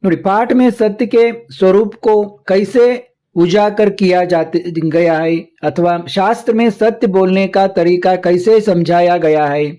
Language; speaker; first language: Hindi; non-native, local second language; Kannada